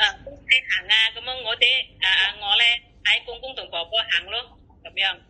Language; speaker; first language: Cantonese; non-native, learner; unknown